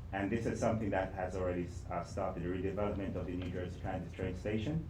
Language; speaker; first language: English; native; English